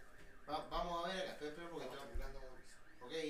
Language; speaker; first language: Spanish; native; Spanish